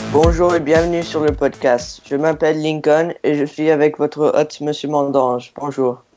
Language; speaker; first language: French; non-native, fluent; English